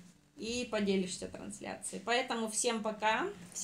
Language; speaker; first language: Russian; native; Russian